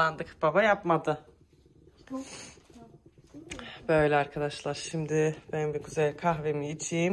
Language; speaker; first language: Turkish; native; Turkish